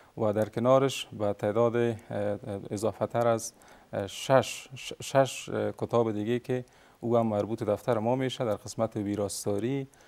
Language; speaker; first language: Persian; native; Persian